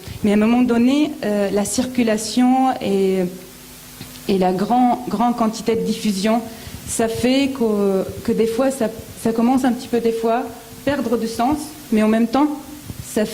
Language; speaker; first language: French; non-native, fluent; Arabic